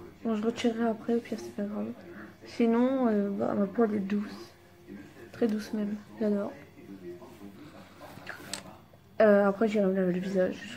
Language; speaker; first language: French; native; French